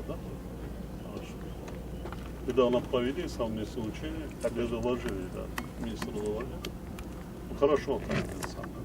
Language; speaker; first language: Russian; non-native, local second language; Tajik